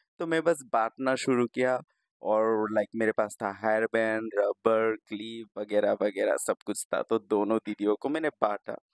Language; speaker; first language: Hindi; non-native, local second language; Bangla